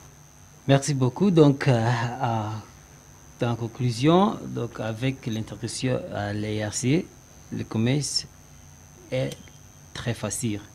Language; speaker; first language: French; non-native, learner; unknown